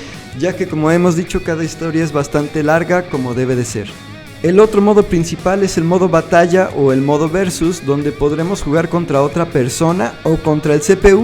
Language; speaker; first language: Spanish; native; Spanish